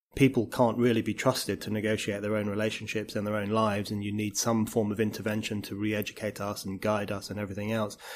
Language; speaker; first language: English; native; English